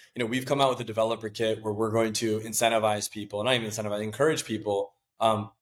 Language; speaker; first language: English; native; English